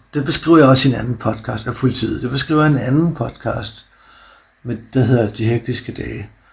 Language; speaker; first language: Danish; native; Danish